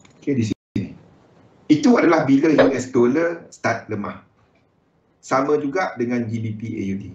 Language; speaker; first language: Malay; native; Malay